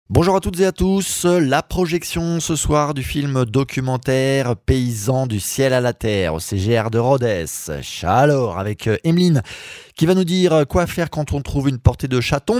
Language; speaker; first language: French; native; French